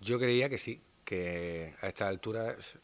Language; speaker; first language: Spanish; native; Spanish